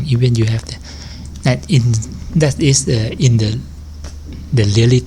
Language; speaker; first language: English; non-native, learner; Thai